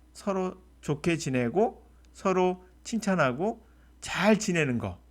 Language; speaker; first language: Korean; native; Korean